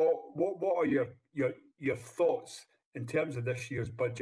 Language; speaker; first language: English; native; English